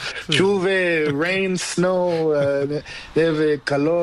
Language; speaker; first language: Spanish; non-native, learner; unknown